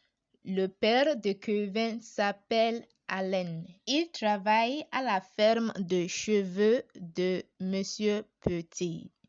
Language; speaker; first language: French; non-native, learner; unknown